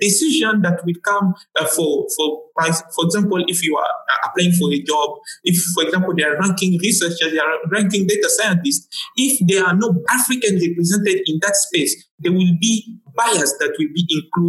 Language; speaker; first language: English; non-native, fluent; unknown